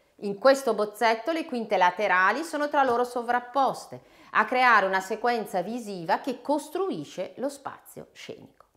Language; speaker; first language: Italian; native; Italian